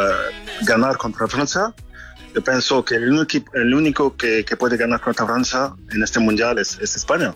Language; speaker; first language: Spanish; non-native, fluent; French